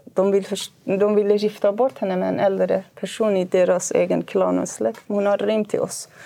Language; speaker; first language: Swedish; non-native, fluent; Kurdish